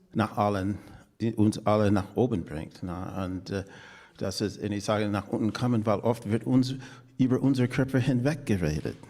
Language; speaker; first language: German; non-native, fluent; English